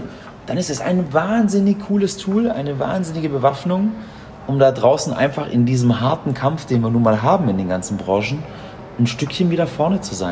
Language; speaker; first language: German; native; German